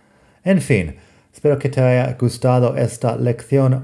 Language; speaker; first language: Spanish; non-native, fluent; English